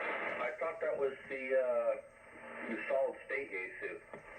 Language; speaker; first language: English; native; English